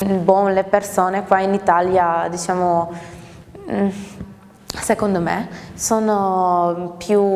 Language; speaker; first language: Italian; early bilingual, other home language; German